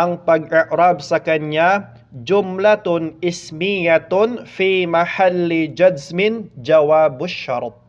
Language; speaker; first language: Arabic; non-native, fluent; Filipino